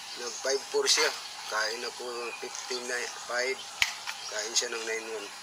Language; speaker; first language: Filipino; non-native, local second language; Cebuano